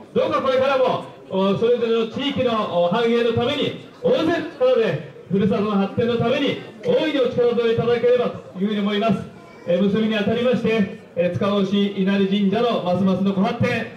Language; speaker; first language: Japanese; native; Japanese